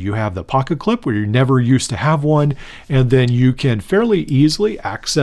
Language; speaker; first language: English; native; English